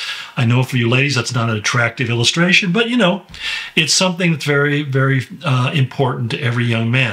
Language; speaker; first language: English; native; English